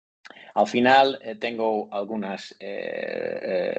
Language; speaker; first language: Spanish; non-native, learner; Dutch